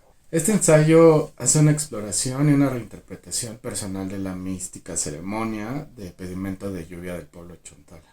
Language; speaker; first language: Spanish; native; Spanish